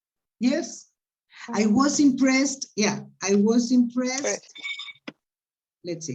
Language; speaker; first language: English; non-native, fluent; Spanish